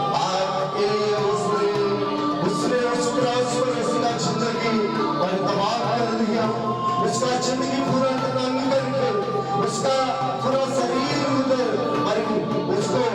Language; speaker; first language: Hindi; non-native, local second language; Telugu